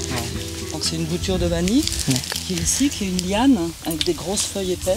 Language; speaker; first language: French; native; French